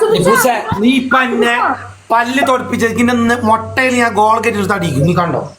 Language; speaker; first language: Malayalam; native; Malayalam